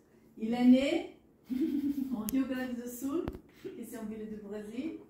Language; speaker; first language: French; non-native, learner; Portuguese